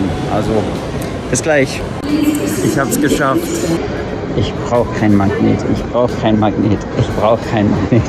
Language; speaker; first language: German; non-native, fluent; English